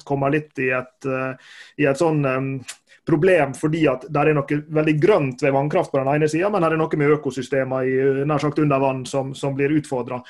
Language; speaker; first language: Norwegian; native; Norwegian